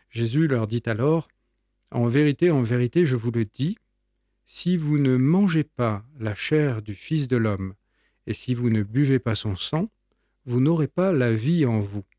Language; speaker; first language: French; native; French